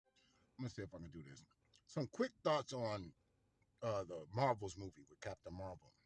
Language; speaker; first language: English; native; English